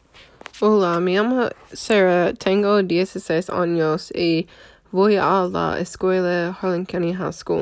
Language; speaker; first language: Spanish; non-native, learner; English